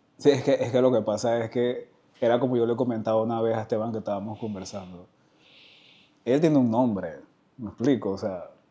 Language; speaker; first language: Spanish; native; Spanish